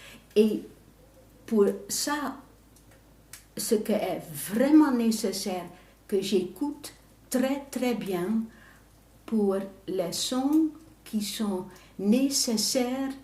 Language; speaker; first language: French; non-native, fluent; Dutch